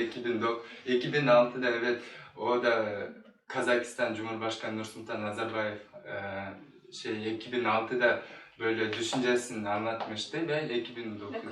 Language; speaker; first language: Turkish; non-native, learner; Kyrgyz